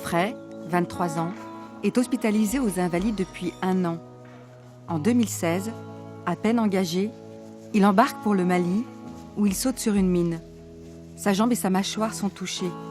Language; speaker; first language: French; native; French